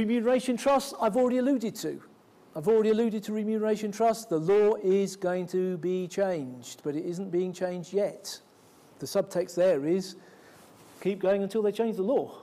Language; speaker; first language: English; native; English